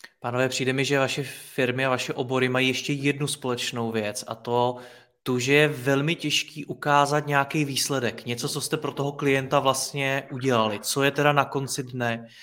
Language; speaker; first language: Czech; native; Czech